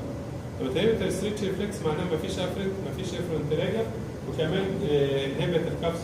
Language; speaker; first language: Arabic; native; Arabic